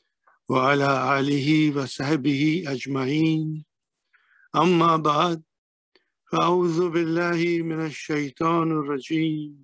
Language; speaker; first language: Arabic; non-native, fluent; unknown